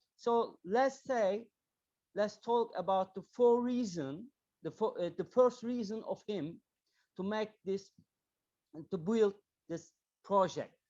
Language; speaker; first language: English; non-native, learner; Turkish